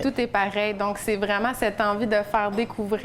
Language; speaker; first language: French; native; French